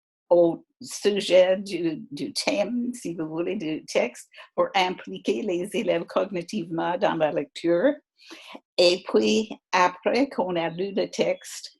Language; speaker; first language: French; non-native, fluent; English